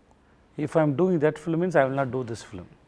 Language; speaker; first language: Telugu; non-native, learner; Tamil